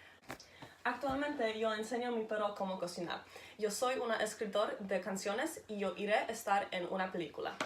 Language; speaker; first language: Spanish; non-native, learner; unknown